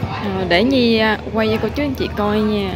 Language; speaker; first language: Vietnamese; native; Vietnamese